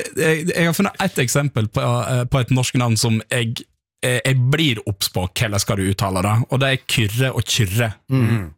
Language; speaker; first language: Norwegian; native; Norwegian